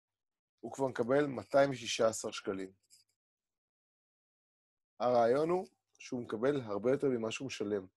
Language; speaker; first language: Hebrew; native; Hebrew